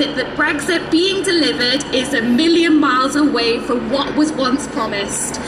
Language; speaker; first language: English; native; English